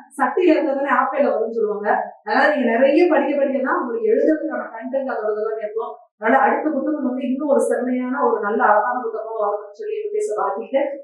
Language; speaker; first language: Tamil; native; Tamil